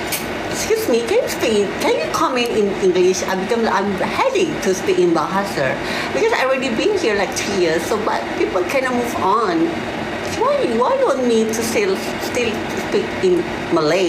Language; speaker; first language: English; non-native, learner; Malay